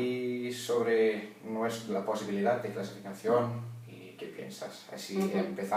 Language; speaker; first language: Spanish; non-native, learner; English